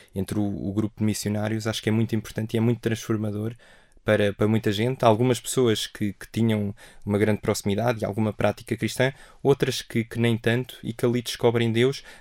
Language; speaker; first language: Portuguese; native; Portuguese